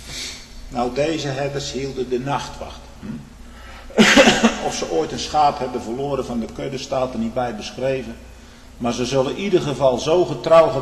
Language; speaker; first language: Dutch; native; Dutch